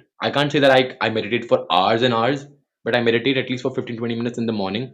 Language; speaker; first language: English; non-native, local second language; Hindi